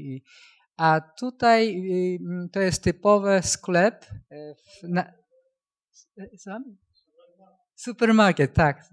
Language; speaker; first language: Polish; non-native, learner; Japanese